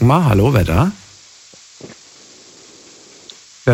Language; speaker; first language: German; native; German